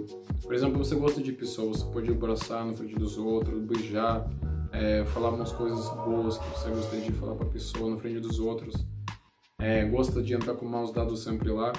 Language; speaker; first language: Portuguese; non-native, learner; Russian